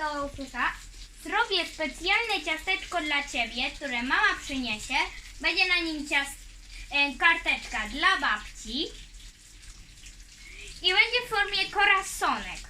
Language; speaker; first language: Polish; early bilingual, heritage; Polish